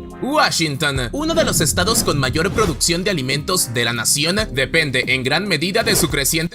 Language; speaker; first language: Spanish; native; Spanish